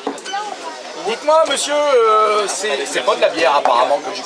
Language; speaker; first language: French; native; French